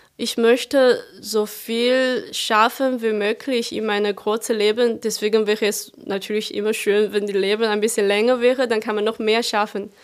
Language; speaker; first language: German; non-native, fluent; Chinese